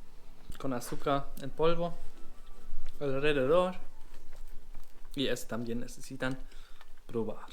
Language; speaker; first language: Spanish; non-native, learner; German